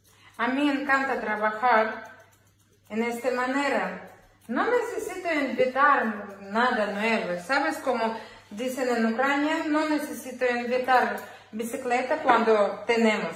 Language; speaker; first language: Spanish; non-native, learner; Ukrainian